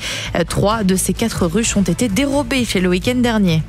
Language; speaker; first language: French; native; French